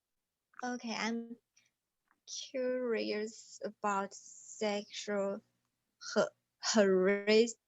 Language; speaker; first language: English; non-native, learner; Chinese